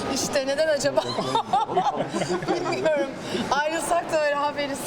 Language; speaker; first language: Turkish; native; Turkish